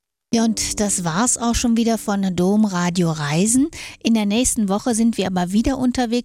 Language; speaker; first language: German; native; German